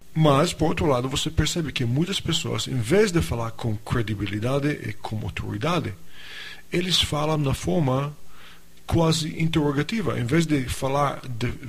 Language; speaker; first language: Portuguese; non-native, fluent; English